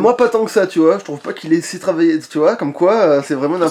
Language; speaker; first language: French; native; French